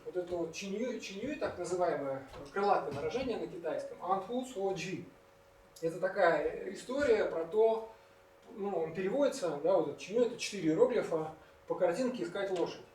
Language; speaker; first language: Russian; native; Russian